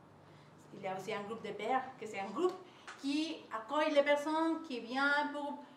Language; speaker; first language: French; non-native, learner; Spanish